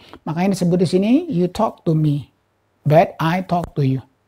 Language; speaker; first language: English; non-native, fluent; Indonesian